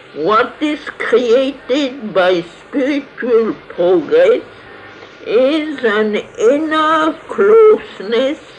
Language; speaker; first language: English; non-native, fluent; French